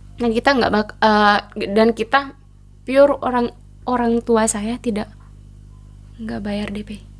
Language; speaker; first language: Indonesian; native; Indonesian